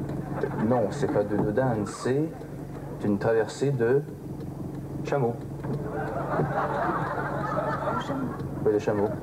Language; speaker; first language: French; native; French